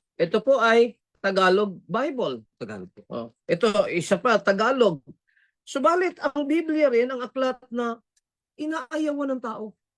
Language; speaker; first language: Filipino; non-native, local second language; Cebuano